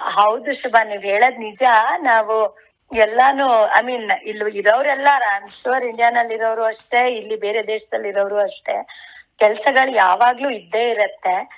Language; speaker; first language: Kannada; native; Kannada